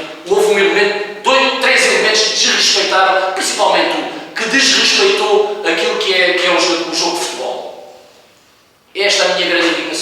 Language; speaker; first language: Portuguese; native; Portuguese